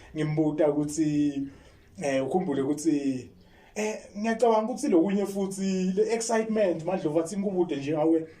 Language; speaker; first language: Zulu; non-native, local second language; Swati